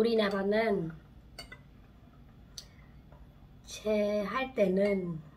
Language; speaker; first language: Korean; non-native, fluent; Khmer